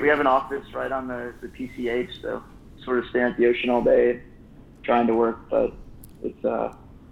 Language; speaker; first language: English; native; English